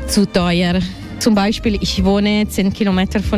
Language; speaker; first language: German; non-native, learner; Italian